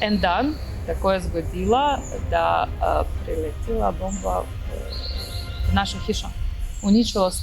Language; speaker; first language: Slovenian; non-native, learner; Russian